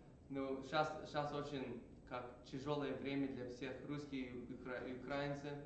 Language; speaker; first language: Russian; early bilingual, heritage; English